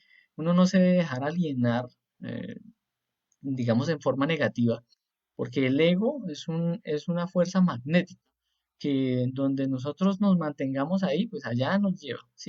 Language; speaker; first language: Spanish; native; Spanish